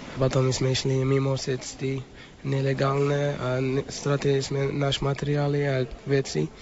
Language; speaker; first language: Slovak; non-native, learner; Arabic